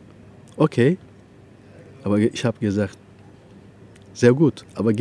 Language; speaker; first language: German; non-native, fluent; Turkish